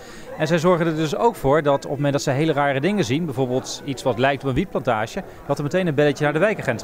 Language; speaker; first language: Dutch; native; Dutch